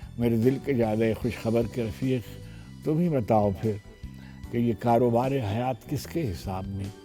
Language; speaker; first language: Urdu; native; Urdu